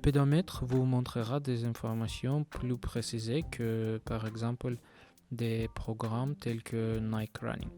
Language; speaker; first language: French; non-native, learner; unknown